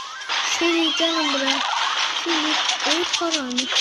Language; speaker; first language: Turkish; non-native, learner; Azerbaijani